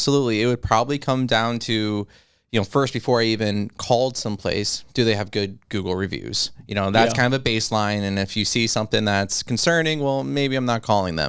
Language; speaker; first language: English; native; English